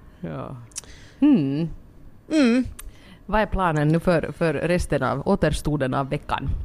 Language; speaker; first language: Swedish; native; Swedish